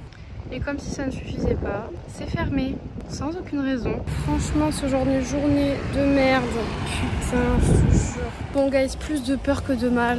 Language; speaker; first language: French; native; French